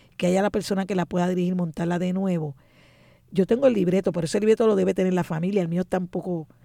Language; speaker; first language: Spanish; native; Spanish